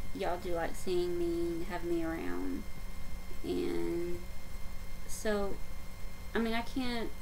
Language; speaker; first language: English; native; English